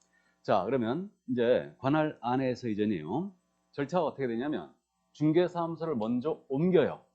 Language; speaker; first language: Korean; native; Korean